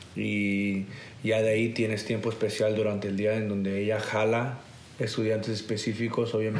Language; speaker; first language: Spanish; early bilingual, heritage; Spanish